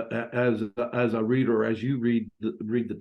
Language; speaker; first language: English; native; English